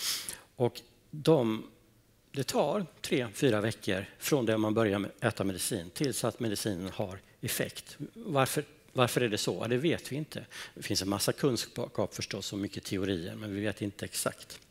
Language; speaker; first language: Swedish; native; Swedish